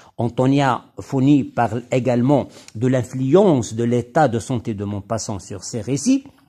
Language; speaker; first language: French; non-native, local second language; Arabic